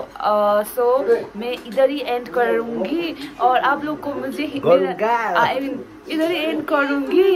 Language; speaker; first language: Hindi; non-native, local second language; Nepali